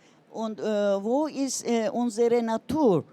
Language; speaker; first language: German; non-native, learner; Turkish